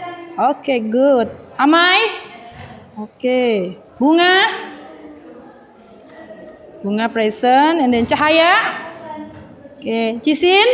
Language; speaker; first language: English; non-native, learner; Indonesian